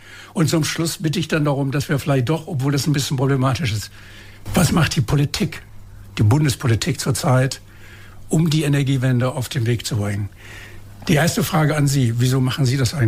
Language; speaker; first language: German; native; German